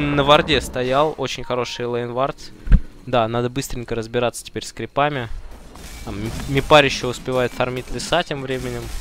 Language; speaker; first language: Russian; native; Russian